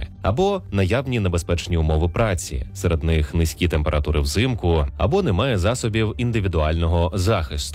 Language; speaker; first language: Ukrainian; native; Ukrainian